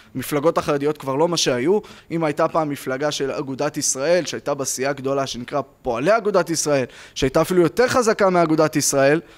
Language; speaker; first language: Hebrew; native; Hebrew